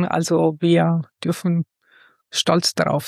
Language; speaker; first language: German; non-native, fluent; Italian